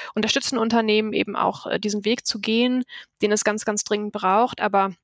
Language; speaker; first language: German; native; German